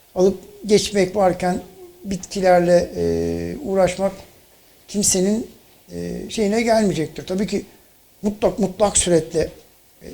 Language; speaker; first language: Turkish; native; Turkish